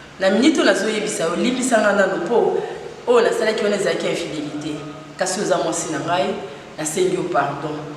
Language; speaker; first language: Lingala; native; Lingala